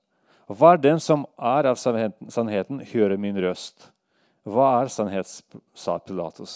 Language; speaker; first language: Norwegian; non-native, fluent; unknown